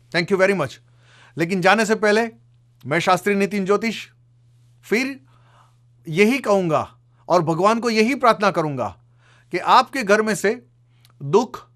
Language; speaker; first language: Hindi; non-native, local second language; Gujarati